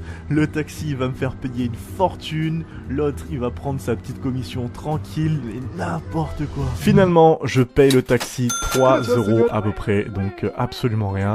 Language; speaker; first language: French; native; French